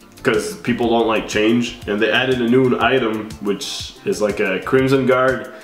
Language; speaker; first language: English; native; English